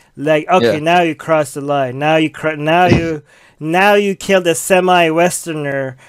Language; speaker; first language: English; native; English